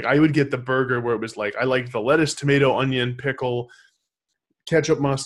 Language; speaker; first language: English; native; English